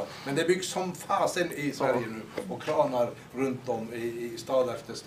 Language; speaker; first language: Swedish; native; Swedish